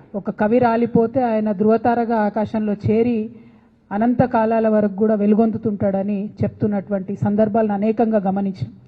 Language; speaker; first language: Telugu; native; Telugu